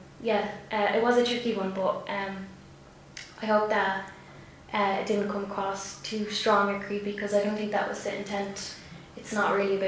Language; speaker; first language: English; native; English